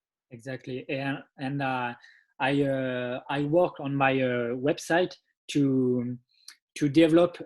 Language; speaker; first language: English; non-native, learner; French